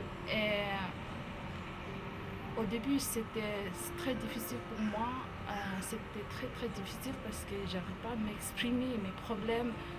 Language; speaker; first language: French; non-native, learner; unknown